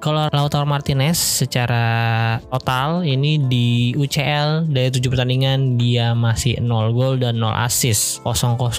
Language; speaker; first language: Indonesian; native; Indonesian